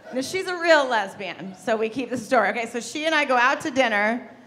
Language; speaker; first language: English; native; English